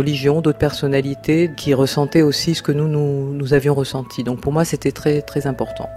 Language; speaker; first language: French; native; French